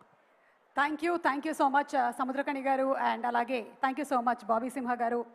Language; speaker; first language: Telugu; native; Telugu